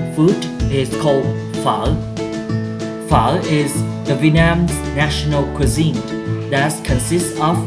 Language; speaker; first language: English; non-native, learner; Vietnamese